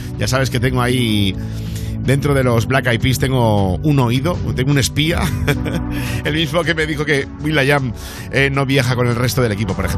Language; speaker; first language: Spanish; native; Spanish